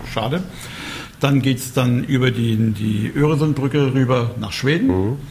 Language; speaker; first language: German; native; German